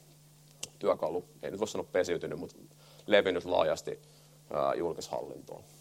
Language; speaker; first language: Finnish; native; Finnish